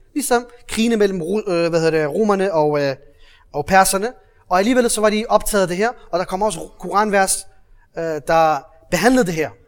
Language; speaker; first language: Danish; early bilingual, other home language; Arabic